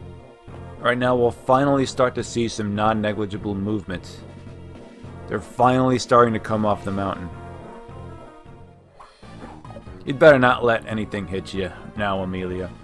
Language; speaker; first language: English; native; English